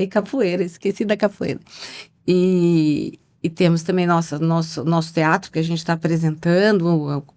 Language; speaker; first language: Portuguese; native; Portuguese